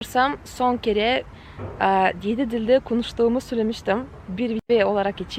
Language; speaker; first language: Turkish; non-native, fluent; Kazakh